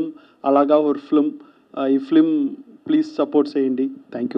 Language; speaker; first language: Telugu; non-native, learner; Tamil